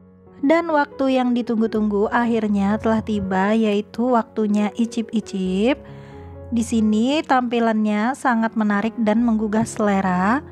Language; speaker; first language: Indonesian; native; Indonesian